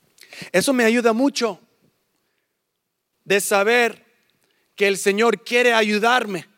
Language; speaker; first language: Spanish; early bilingual, heritage; English